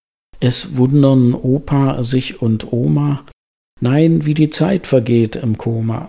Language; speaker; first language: German; native; German